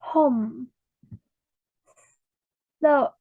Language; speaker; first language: English; non-native, learner; Chinese